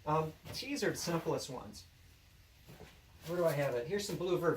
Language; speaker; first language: English; native; English